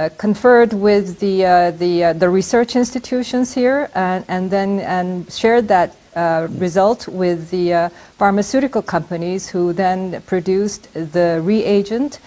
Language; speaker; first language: English; non-native, fluent; Korean